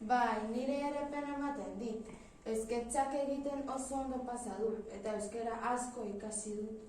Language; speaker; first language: Basque; non-native, learner; Spanish